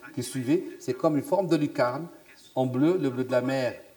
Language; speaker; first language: French; non-native, local second language; Arabic